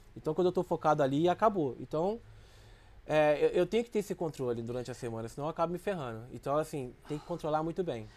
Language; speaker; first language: Portuguese; native; Portuguese